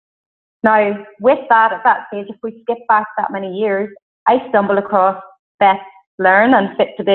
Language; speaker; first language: English; native; English